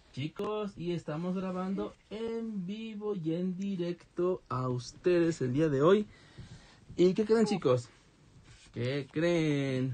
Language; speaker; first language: Spanish; native; Spanish